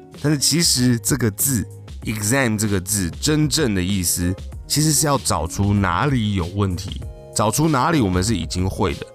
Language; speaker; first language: Chinese; native; Chinese